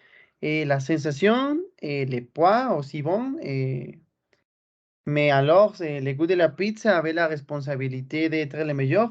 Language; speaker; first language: French; non-native, learner; Spanish